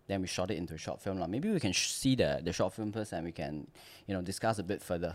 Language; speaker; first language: English; non-native, local second language; Chinese